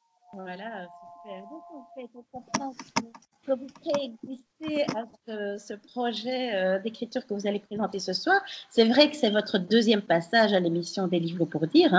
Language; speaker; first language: French; native; French